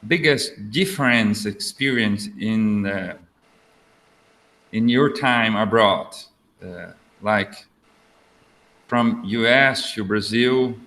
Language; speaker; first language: English; non-native, learner; Portuguese